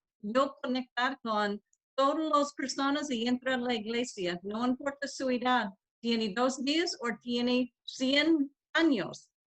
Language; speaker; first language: Spanish; non-native, learner; English